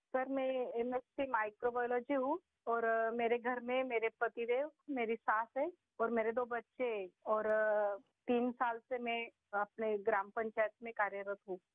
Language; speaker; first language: Hindi; non-native, local second language; Marathi